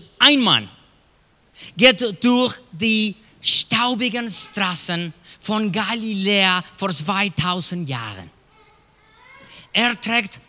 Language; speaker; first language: German; non-native, learner; Spanish